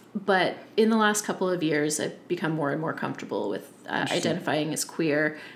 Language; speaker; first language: English; native; English